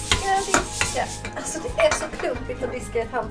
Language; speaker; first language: Swedish; native; Swedish